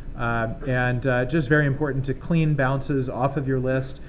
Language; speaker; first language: English; native; English